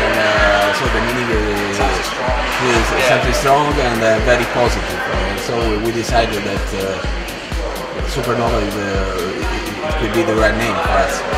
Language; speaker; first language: English; non-native, fluent; Italian